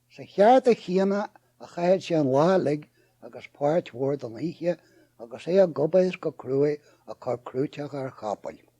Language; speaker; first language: Irish; native; Irish